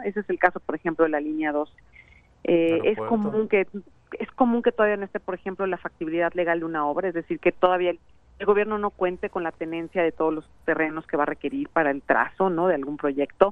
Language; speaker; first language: Spanish; native; Spanish